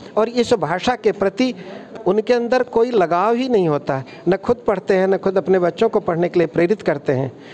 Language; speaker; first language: Hindi; native; Hindi